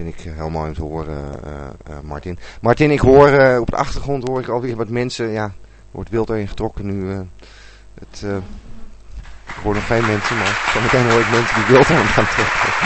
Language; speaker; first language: Dutch; native; Dutch